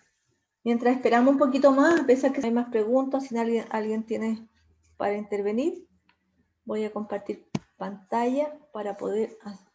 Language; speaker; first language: Spanish; native; Spanish